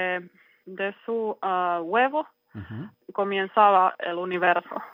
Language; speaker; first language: Spanish; non-native, learner; Finnish